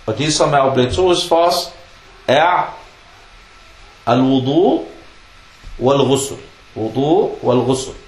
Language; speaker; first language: Danish; non-native, fluent; Arabic